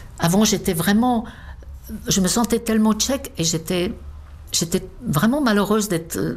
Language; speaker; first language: French; non-native, fluent; Czech